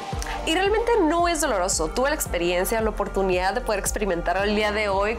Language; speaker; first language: Spanish; native; Spanish